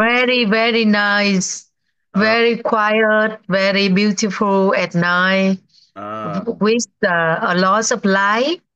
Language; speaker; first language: English; non-native, learner; Vietnamese